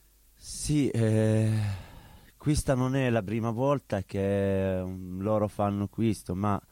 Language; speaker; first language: Italian; non-native, learner; Arabic